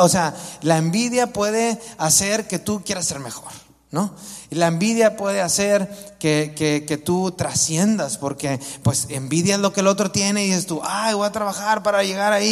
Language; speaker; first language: Spanish; native; Spanish